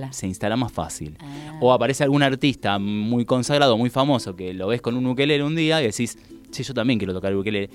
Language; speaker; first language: Spanish; native; Spanish